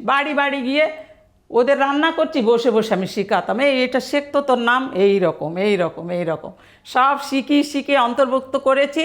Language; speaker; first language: Bangla; non-native, fluent; Telugu